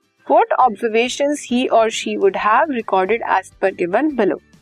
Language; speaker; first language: English; non-native, local second language; Hindi